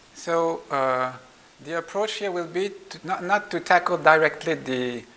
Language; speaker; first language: English; non-native, fluent; French